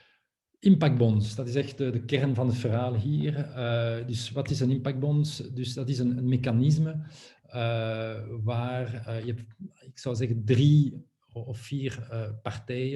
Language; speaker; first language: Dutch; non-native, local second language; French